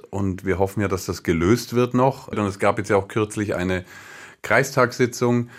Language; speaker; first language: German; native; German